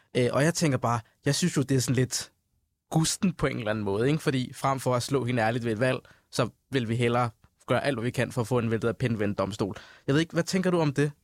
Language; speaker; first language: Danish; early bilingual, other home language; Somali